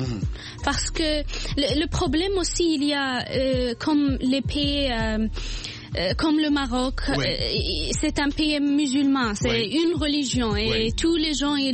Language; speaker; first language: French; non-native, local second language; Arabic